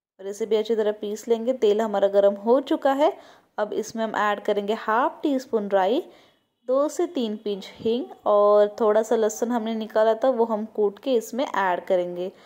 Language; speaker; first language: Hindi; non-native, local second language; Marathi